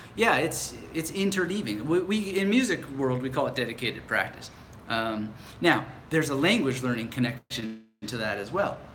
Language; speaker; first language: English; native; English